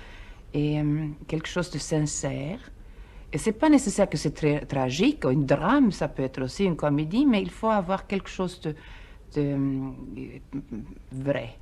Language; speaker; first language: French; non-native, fluent; Swedish